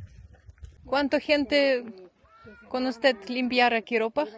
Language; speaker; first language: Spanish; non-native, learner; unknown